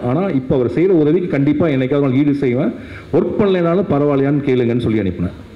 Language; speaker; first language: Tamil; native; Tamil